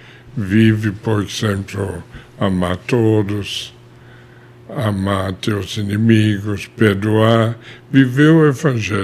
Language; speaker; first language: Portuguese; non-native, fluent; German